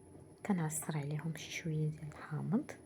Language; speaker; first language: Arabic; native; Arabic